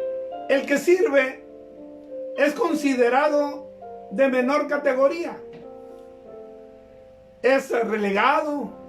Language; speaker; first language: Spanish; native; Spanish